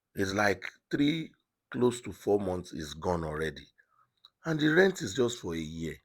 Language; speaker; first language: English; non-native, local second language; Yoruba